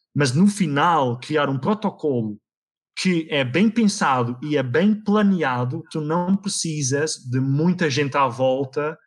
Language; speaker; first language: Portuguese; native; Portuguese